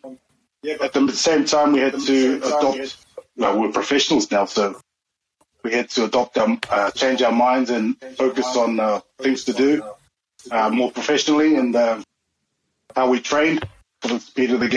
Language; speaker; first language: English; native; English